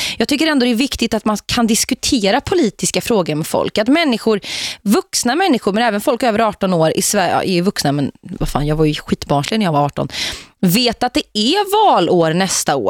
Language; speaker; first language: Swedish; native; Swedish